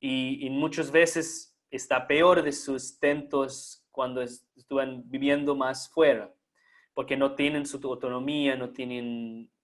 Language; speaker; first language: Spanish; non-native, fluent; English